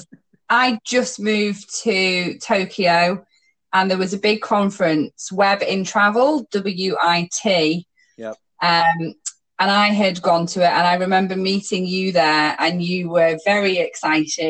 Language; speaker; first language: English; native; English